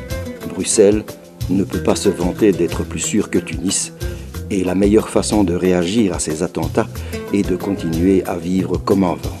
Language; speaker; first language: French; native; French